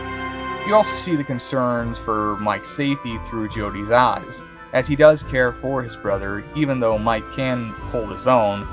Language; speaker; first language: English; native; English